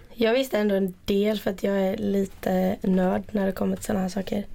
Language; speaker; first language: Swedish; native; Swedish